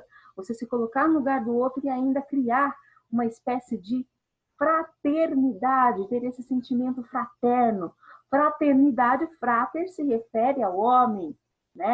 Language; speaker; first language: Portuguese; native; Portuguese